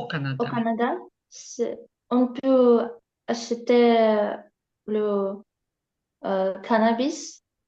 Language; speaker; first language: French; non-native, learner; Russian